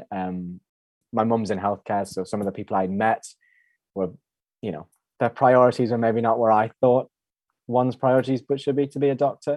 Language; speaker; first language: English; native; English